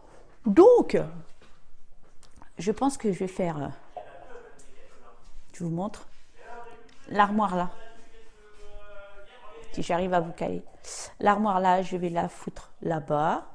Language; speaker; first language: French; native; French